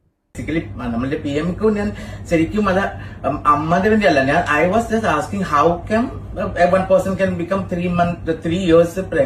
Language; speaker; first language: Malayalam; non-native, local second language; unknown